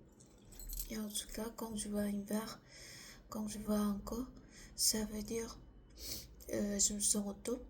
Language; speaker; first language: French; non-native, learner; Korean